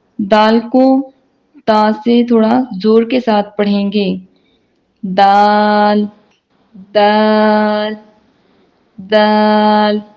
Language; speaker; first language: Urdu; native; Urdu